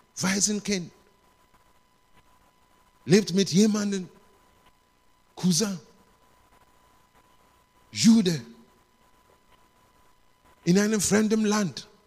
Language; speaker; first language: German; non-native, learner; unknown